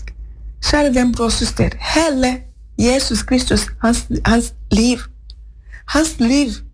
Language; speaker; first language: Norwegian; non-native, fluent; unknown